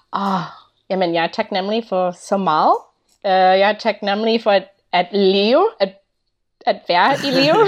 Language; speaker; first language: Danish; non-native, fluent; English